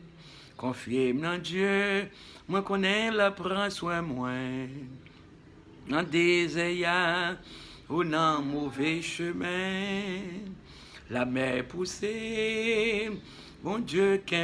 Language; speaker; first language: French; non-native, local second language; Haitian Creole